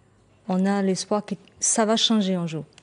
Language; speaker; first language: French; non-native, fluent; Portuguese